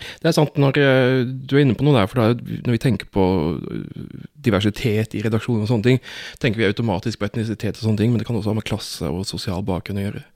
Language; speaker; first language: Norwegian; native; Norwegian